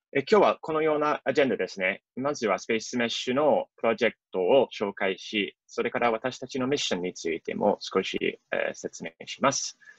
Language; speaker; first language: Japanese; non-native, fluent; English